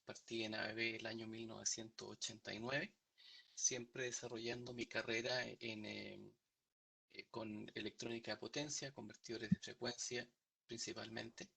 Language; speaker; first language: Spanish; native; Spanish